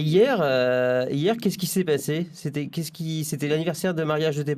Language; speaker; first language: French; native; French